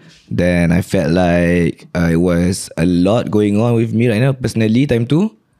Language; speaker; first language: English; non-native, local second language; Malay